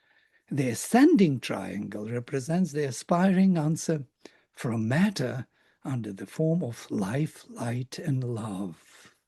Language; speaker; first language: English; non-native, fluent; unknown